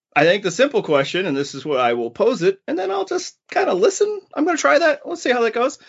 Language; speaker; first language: English; native; English